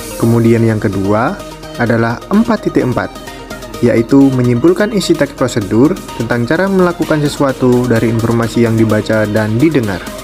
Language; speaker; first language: Indonesian; native; Indonesian